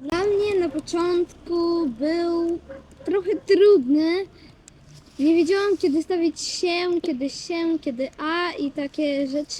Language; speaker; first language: Polish; early bilingual, other home language; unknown